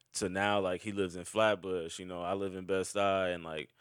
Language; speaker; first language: English; native; English